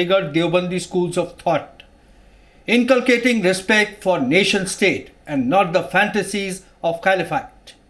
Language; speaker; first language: English; non-native, local second language; Urdu